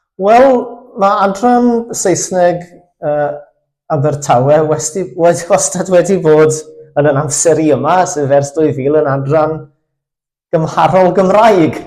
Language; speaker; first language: Welsh; native; Welsh